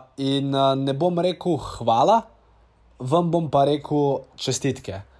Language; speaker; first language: Slovenian; native; Slovenian